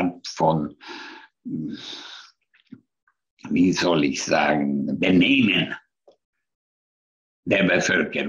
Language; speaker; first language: German; non-native, fluent; Hungarian